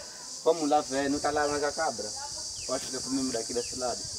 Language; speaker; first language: Portuguese; native; Portuguese